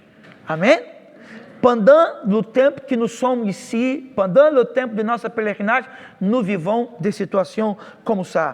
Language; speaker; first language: French; non-native, fluent; Portuguese